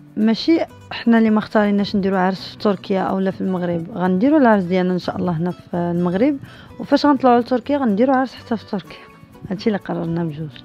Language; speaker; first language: Arabic; native; Arabic